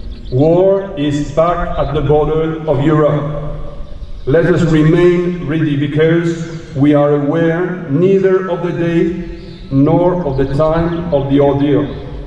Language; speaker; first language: English; non-native, fluent; French